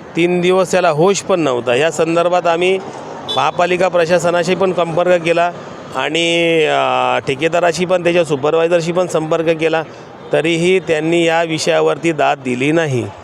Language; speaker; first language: Marathi; native; Marathi